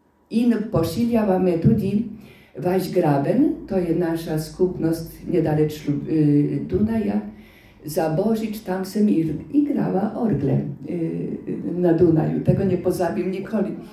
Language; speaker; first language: Slovenian; non-native, fluent; Polish